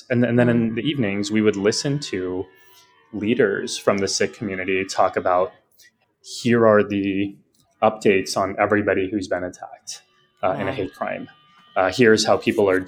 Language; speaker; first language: English; native; English